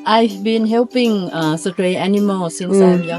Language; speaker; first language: English; non-native, local second language; Thai